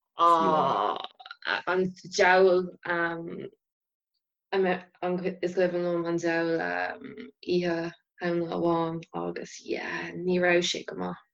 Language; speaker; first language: Irish; native; Irish